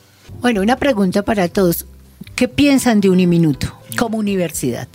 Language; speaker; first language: Spanish; native; Spanish